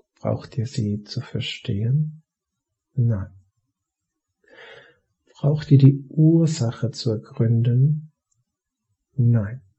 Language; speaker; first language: German; native; German